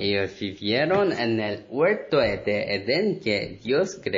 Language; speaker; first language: Spanish; non-native, learner; Korean